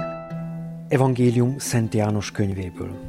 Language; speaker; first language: Hungarian; native; Hungarian